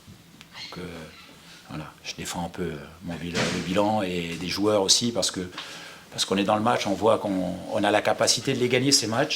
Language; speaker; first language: French; native; French